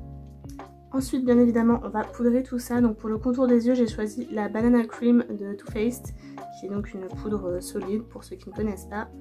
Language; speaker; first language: French; native; French